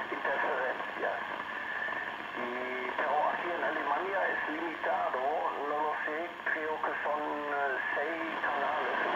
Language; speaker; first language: Spanish; non-native, learner; German